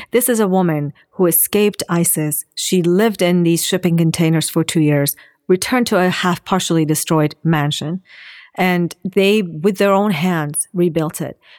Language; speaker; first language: English; non-native, fluent; Assyrian Neo-Aramaic